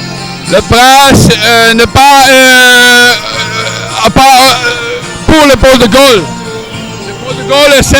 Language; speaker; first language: French; non-native, learner; Dutch